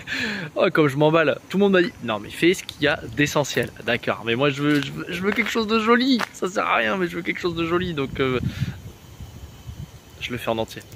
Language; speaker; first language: French; native; French